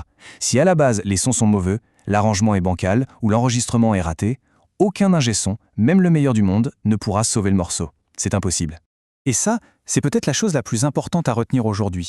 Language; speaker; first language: French; native; French